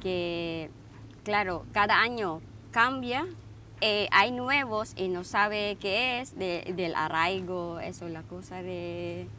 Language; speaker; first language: Spanish; non-native, fluent; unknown